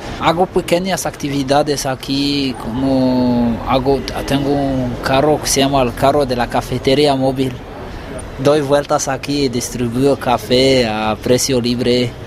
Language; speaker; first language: Spanish; non-native, fluent; Arabic